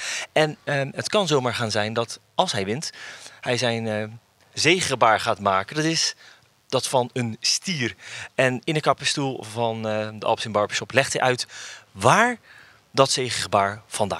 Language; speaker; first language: Dutch; native; Dutch